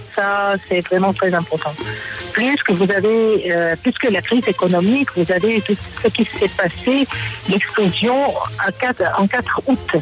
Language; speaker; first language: French; non-native, local second language; Arabic